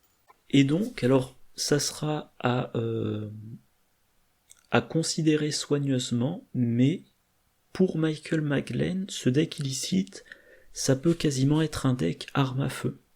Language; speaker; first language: French; native; French